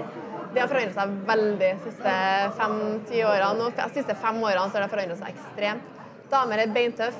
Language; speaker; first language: Norwegian; native; Norwegian